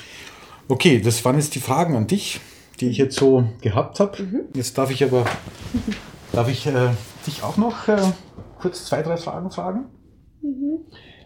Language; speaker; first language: German; native; German